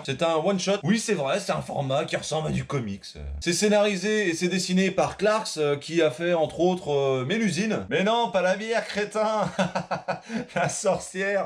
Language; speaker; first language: French; native; French